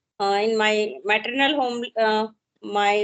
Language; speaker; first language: English; non-native, local second language; Hindi